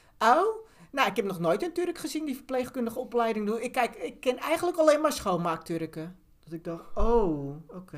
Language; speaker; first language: Dutch; early bilingual, other home language; Turkish